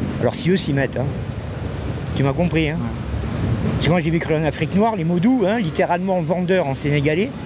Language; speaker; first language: French; native; French